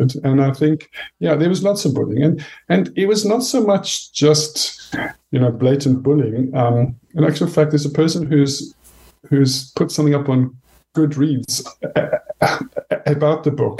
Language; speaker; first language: English; native; English